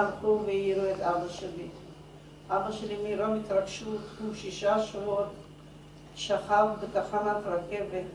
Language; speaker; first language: Hebrew; non-native, fluent; Hungarian